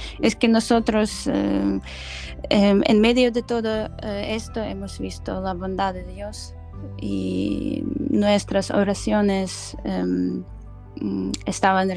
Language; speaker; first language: Spanish; non-native, fluent; Ukrainian